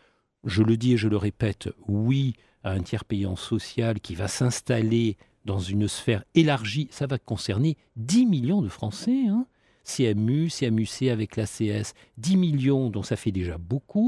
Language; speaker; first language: French; native; French